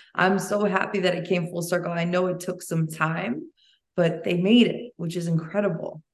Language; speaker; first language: English; early bilingual, other home language; Albanian